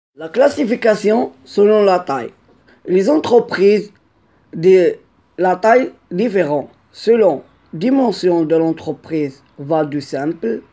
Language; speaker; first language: French; non-native, local second language; Arabic